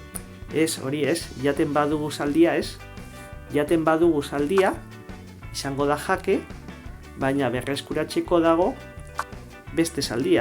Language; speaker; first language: Basque; non-native, local second language; Spanish